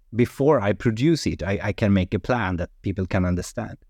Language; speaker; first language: English; non-native, fluent; Swedish